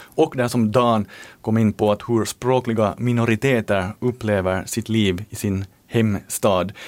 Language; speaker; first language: Swedish; native; Swedish